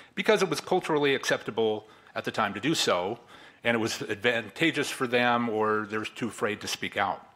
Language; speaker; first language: English; native; English